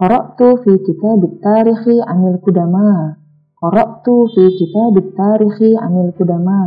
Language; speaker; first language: Arabic; non-native, fluent; Indonesian